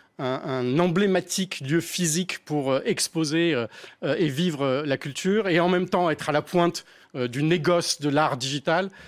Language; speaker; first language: French; native; French